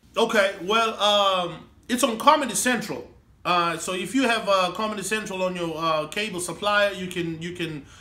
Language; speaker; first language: English; non-native, local second language; Shona